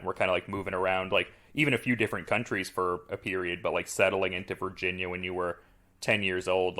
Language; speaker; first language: English; native; English